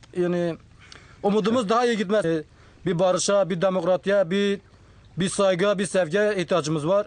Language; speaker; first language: Turkish; non-native, local second language; Kurdish